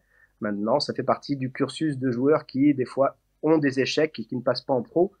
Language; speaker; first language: French; native; French